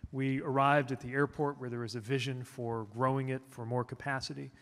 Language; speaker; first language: English; native; English